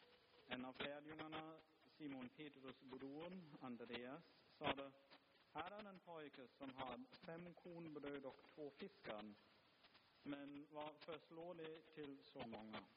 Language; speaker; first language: Swedish; non-native, fluent; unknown